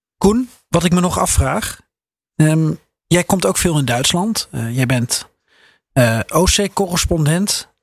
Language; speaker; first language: Dutch; native; Dutch